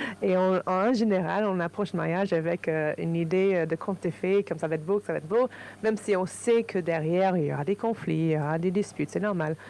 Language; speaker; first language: French; non-native, fluent; English